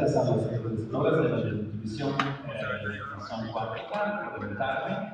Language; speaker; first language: Spanish; non-native, learner; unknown